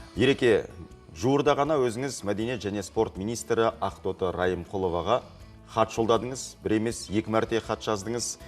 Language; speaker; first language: Kazakh; native; Kazakh